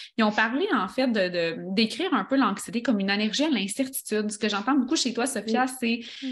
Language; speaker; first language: French; native; French